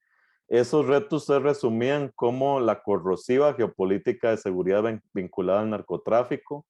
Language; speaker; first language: Spanish; native; Spanish